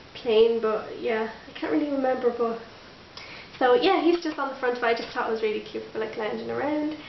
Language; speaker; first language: English; native; English